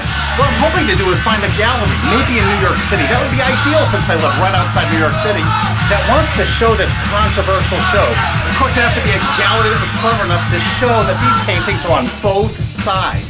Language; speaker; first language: English; native; English